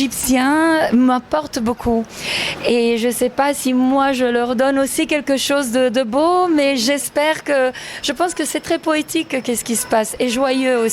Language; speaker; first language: French; non-native, fluent; Italian